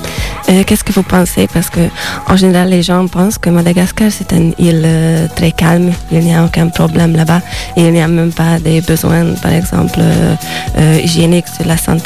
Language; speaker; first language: French; non-native, fluent; Hungarian